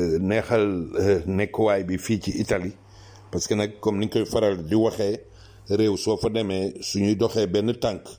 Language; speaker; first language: Wolof; non-native, local second language; Serer